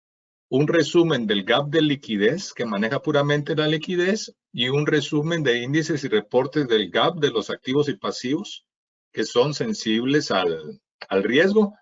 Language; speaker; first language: Spanish; native; Spanish